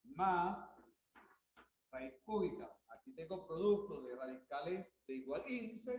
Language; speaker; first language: Spanish; native; Spanish